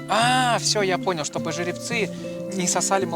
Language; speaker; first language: Russian; native; Russian